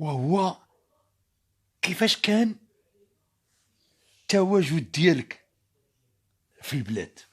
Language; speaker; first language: Arabic; native; Arabic